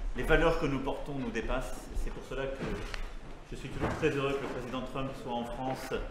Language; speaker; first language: French; native; French